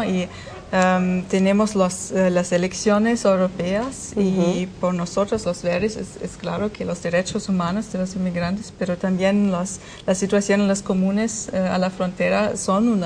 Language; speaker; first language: Spanish; non-native, learner; German